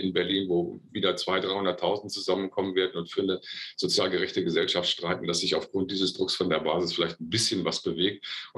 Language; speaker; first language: German; native; German